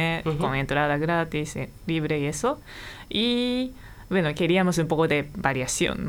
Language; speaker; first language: Spanish; non-native, fluent; Japanese